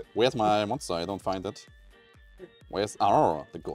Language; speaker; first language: English; non-native, learner; German